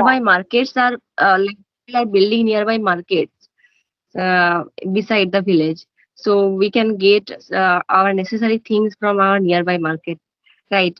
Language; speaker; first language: English; non-native, learner; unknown